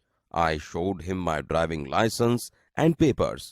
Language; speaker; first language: English; non-native, local second language; Gujarati